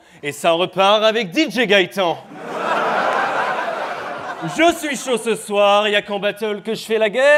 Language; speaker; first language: French; native; French